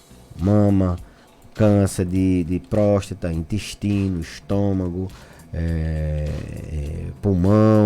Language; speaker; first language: Portuguese; native; Portuguese